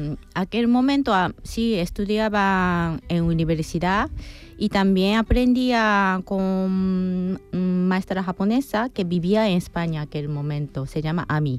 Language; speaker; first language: Spanish; non-native, fluent; Japanese